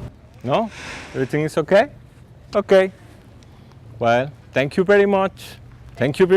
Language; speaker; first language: English; non-native, learner; Spanish